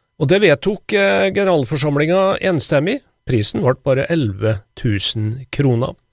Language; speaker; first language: Norwegian; native; Norwegian